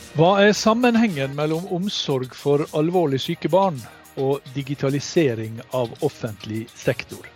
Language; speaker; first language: Norwegian; native; Norwegian